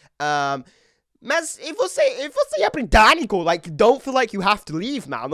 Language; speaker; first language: Portuguese; non-native, learner; English